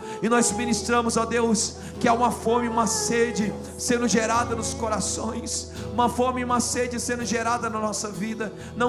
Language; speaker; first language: Portuguese; native; Portuguese